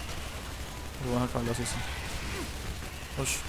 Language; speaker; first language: Spanish; native; Spanish